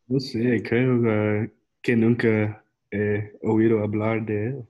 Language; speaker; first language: Spanish; non-native, learner; English